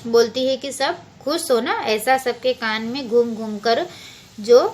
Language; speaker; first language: Hindi; non-native, local second language; Gujarati